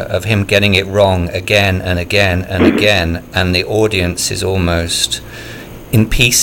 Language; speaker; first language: English; native; English